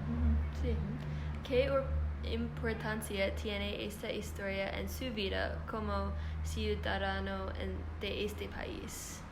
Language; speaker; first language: Spanish; non-native, learner; English